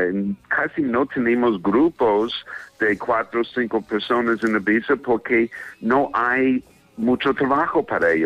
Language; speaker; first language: Spanish; non-native, fluent; English